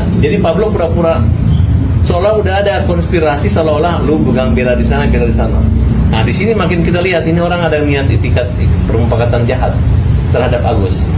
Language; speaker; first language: Indonesian; native; Indonesian